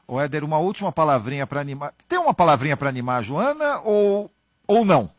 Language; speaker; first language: Portuguese; native; Portuguese